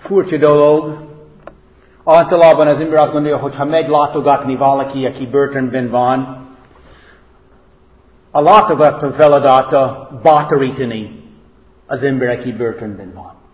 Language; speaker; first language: Hungarian; non-native, fluent; English